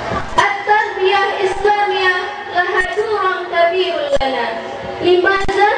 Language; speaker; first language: Arabic; non-native, learner; Indonesian